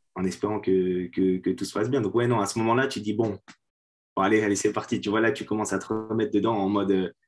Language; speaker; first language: French; native; French